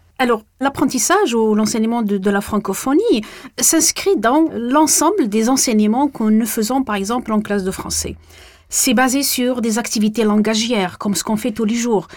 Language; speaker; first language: French; non-native, local second language; Arabic